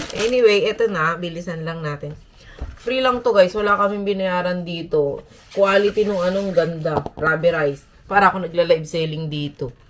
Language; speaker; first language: Filipino; native; Filipino